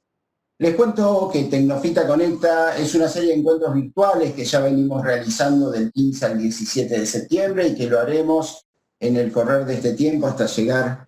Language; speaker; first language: Spanish; native; Spanish